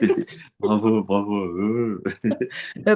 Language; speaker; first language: French; native; French